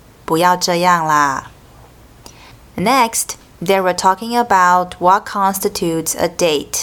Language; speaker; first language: English; non-native, fluent; Chinese